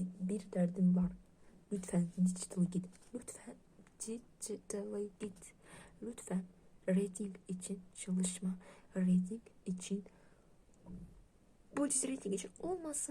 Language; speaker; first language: Turkish; non-native, learner; Russian